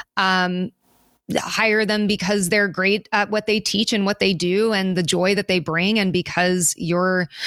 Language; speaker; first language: English; native; English